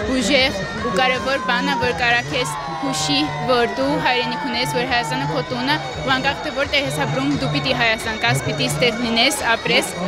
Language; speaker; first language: Armenian; early bilingual, heritage; Armenian